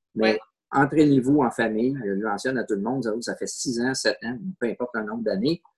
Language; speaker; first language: French; native; French